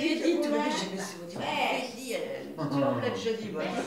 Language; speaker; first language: French; native; French